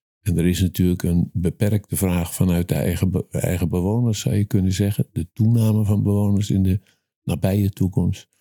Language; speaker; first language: Dutch; native; Dutch